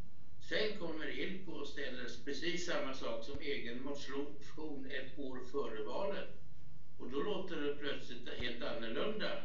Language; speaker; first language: Swedish; native; Swedish